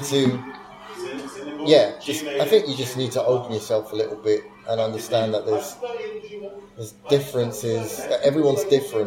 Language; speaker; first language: English; native; English